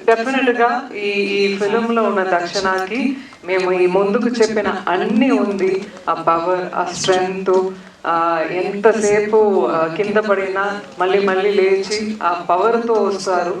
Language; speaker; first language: Telugu; non-native, learner; Tamil